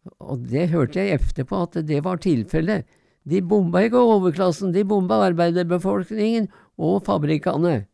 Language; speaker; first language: Norwegian; native; Norwegian